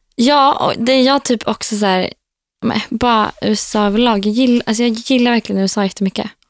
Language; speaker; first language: Swedish; native; Swedish